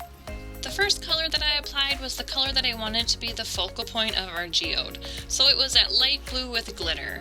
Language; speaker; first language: English; native; English